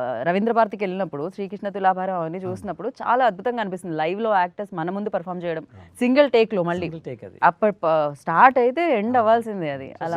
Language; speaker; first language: Telugu; native; Telugu